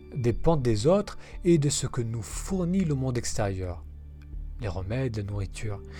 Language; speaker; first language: French; non-native, local second language; Arabic